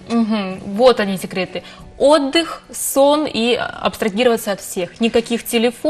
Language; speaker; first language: Russian; native; Russian